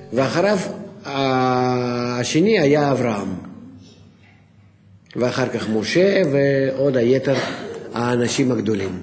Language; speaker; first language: Hebrew; non-native, fluent; Russian